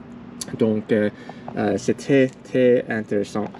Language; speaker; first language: French; non-native, learner; English